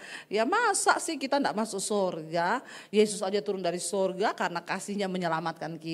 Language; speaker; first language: Indonesian; native; Indonesian